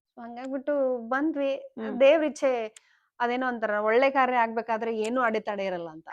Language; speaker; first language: Kannada; native; Kannada